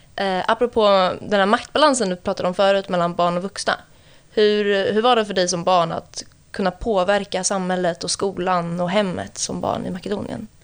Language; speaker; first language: Swedish; native; Swedish